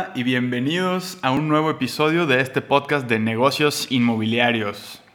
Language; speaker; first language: Spanish; native; Spanish